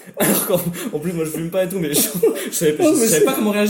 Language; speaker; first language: French; native; French